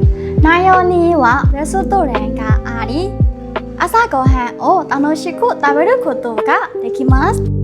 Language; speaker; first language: Japanese; non-native, learner; Burmese